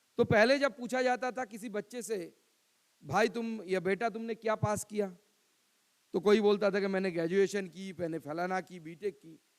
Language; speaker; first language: Hindi; non-native, local second language; Bangla